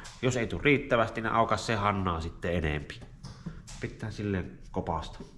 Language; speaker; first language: Finnish; native; Finnish